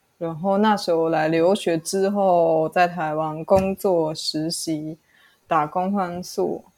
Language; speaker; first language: Chinese; non-native, fluent; German